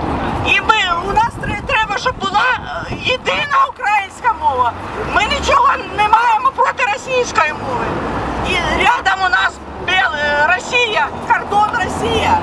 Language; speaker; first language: Ukrainian; non-native, local second language; Russian